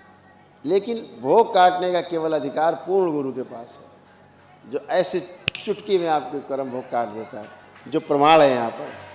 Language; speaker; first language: Hindi; native; Hindi